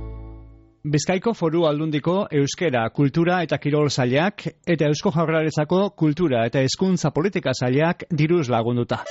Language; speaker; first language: Basque; native; Basque